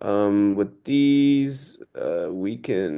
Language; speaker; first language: English; native; English